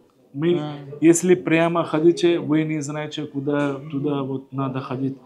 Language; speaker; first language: Russian; non-native, learner; Hindi